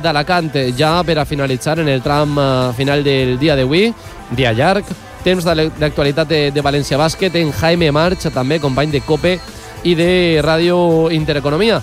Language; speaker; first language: Catalan; native; Catalan